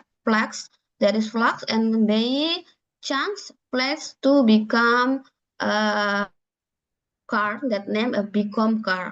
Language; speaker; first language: English; non-native, learner; Indonesian